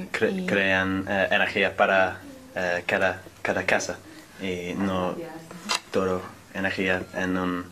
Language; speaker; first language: Spanish; non-native, learner; English